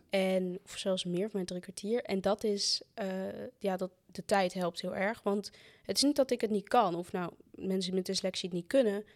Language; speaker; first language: Dutch; native; Dutch